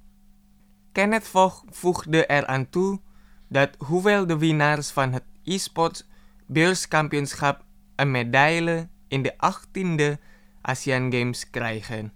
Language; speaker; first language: Dutch; non-native, fluent; Indonesian